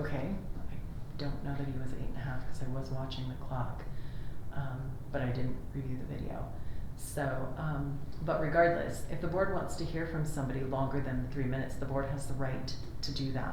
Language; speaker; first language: English; native; English